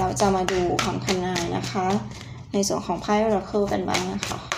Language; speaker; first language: Thai; native; Thai